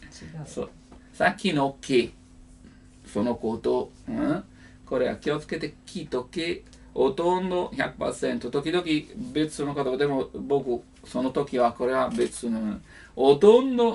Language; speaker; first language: Japanese; non-native, learner; Italian